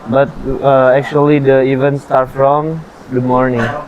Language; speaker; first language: English; non-native, learner; Indonesian